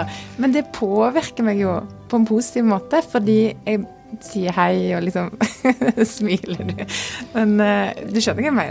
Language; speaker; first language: Norwegian; native; Norwegian